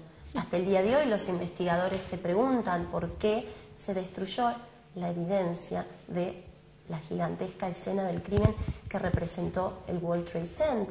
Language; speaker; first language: Spanish; native; Spanish